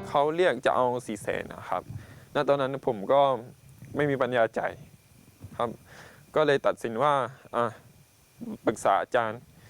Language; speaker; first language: Thai; non-native, local second language; Pattani Malay